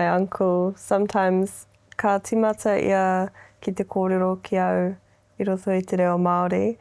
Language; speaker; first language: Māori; non-native, local second language; English